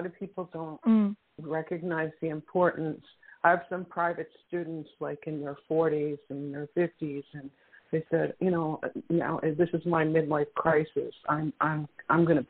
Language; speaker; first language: English; native; English